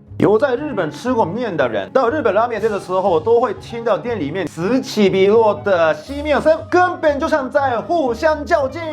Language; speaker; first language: Chinese; non-native, fluent; Japanese